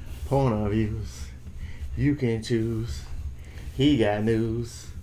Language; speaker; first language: English; native; English